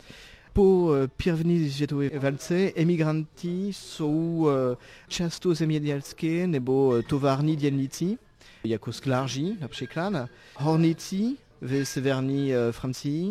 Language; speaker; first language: Czech; non-native, fluent; French